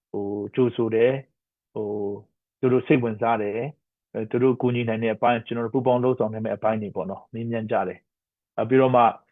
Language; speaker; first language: Burmese; non-native, local second language; Hakha Chin